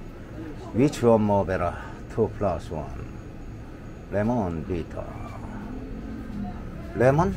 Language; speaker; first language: English; non-native, learner; Korean